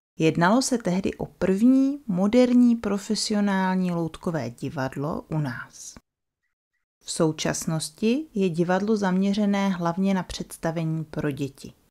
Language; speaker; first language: Czech; native; Czech